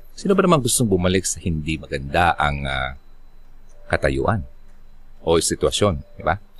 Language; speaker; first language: Filipino; non-native, local second language; Bikol